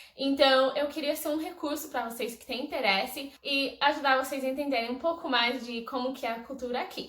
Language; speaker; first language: Portuguese; non-native, fluent; English